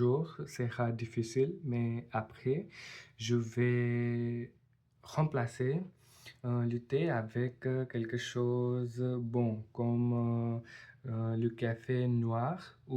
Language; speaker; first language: French; non-native, learner; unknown